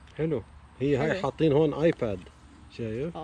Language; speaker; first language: Arabic; native; Arabic